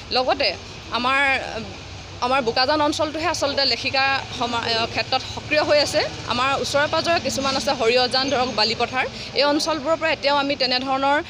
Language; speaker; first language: Assamese; native; Assamese